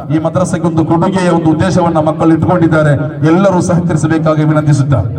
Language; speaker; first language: Kannada; non-native, local second language; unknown